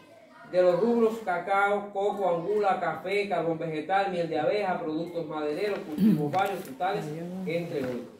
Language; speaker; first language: Spanish; native; Spanish